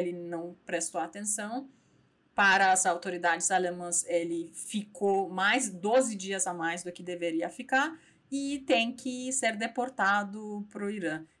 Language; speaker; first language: Portuguese; non-native, fluent; Persian